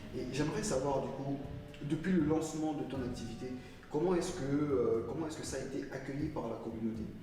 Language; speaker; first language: French; native; French